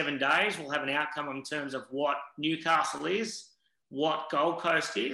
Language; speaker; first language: English; native; English